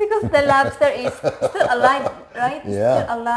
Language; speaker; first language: English; non-native, learner; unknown